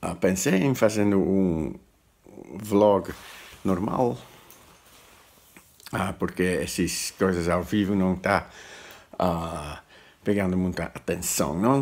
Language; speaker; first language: Portuguese; non-native, fluent; Dutch